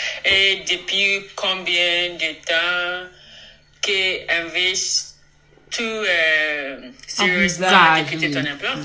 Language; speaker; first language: French; non-native, learner; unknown